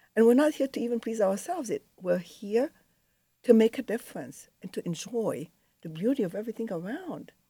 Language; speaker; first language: English; non-native, fluent; Arabic